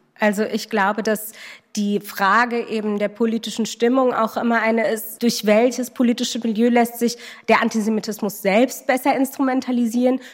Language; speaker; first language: German; native; German